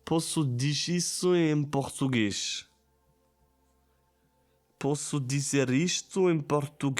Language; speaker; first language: Portuguese; non-native, learner; German